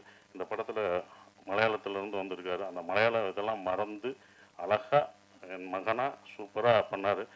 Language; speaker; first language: Tamil; native; Tamil